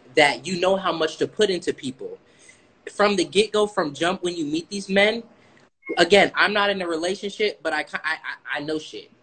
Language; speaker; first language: English; native; English